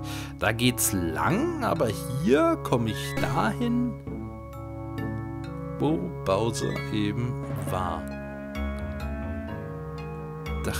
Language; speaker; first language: German; native; German